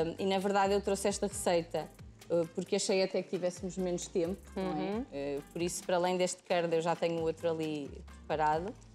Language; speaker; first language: Portuguese; native; Portuguese